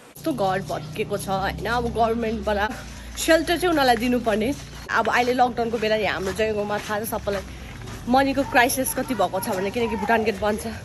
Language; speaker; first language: Nepali; native; Nepali